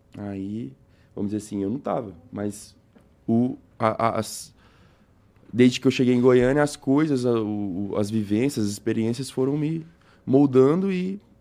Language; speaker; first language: Portuguese; native; Portuguese